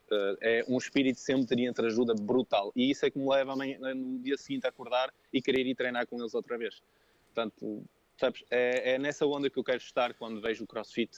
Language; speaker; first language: Portuguese; early bilingual, other home language; French